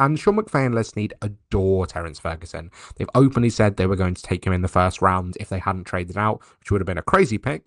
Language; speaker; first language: English; native; English